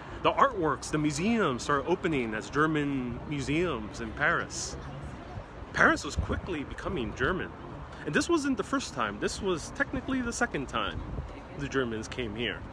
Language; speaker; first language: English; native; English